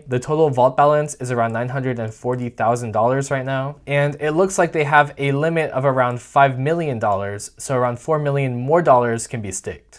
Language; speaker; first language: English; native; English